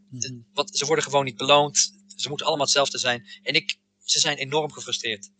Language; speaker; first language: Dutch; non-native, fluent; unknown